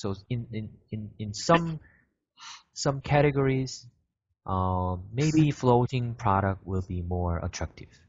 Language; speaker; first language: English; non-native, learner; Korean